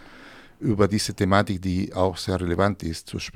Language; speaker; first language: German; non-native, fluent; Spanish